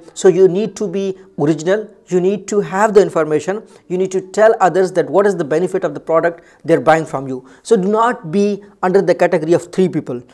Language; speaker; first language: English; non-native, local second language; Urdu